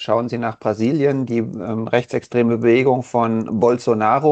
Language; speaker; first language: German; native; German